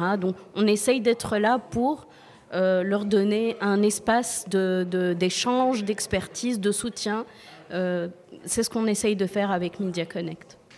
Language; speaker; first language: French; non-native, local second language; Arabic